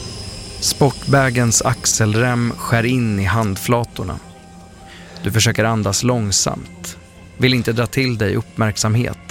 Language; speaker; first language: Swedish; native; Swedish